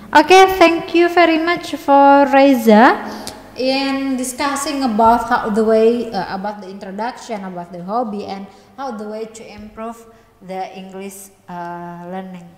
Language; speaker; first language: English; non-native, learner; Indonesian